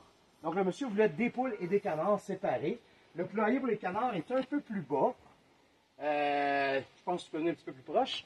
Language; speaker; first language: French; native; French